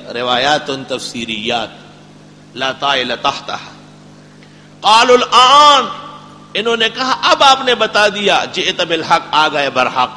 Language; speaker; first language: Urdu; non-native, local second language; Pashto